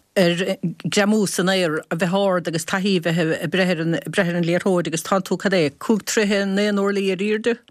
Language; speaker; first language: Irish; native; Irish